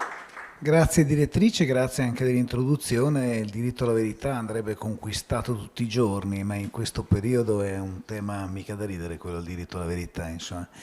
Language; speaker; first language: Italian; native; Italian